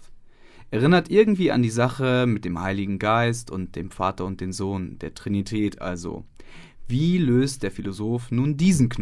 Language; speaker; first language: German; native; German